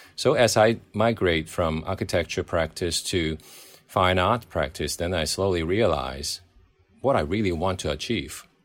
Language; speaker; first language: English; non-native, local second language; Cantonese